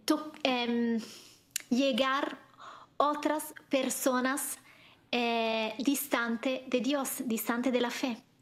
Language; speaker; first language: Spanish; non-native, learner; Italian